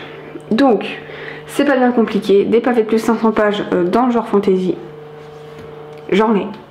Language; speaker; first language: French; native; French